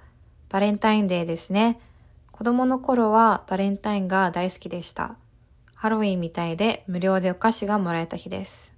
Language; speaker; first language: Japanese; early bilingual, heritage; Japanese